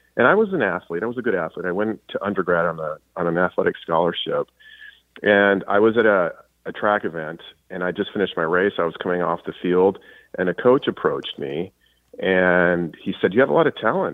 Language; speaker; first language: English; native; English